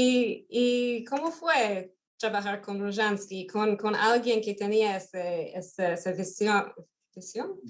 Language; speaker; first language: Spanish; non-native, fluent; English